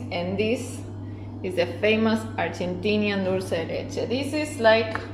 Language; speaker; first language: English; non-native, fluent; Spanish